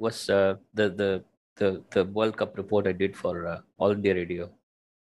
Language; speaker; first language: English; non-native, local second language; Tamil